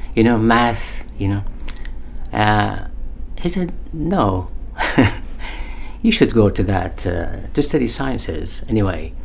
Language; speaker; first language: English; non-native, learner; Arabic